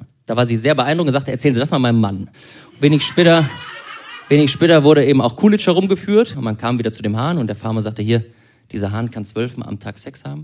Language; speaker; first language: German; native; German